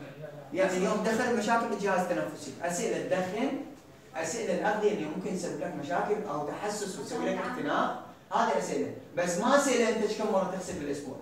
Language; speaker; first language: Arabic; native; Arabic